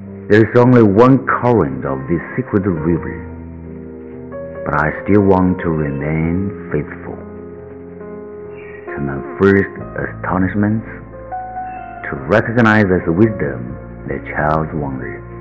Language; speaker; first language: English; non-native, fluent; Chinese